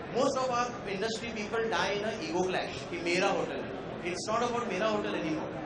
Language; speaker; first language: English; non-native, local second language; Konkani